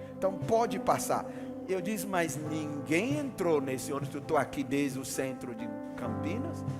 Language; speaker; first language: Portuguese; non-native, fluent; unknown